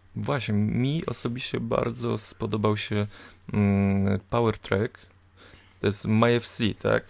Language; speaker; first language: Polish; native; Polish